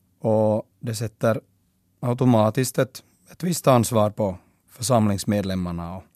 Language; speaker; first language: Swedish; native; Swedish